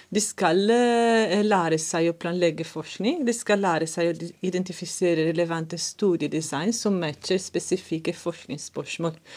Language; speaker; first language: Norwegian; non-native, fluent; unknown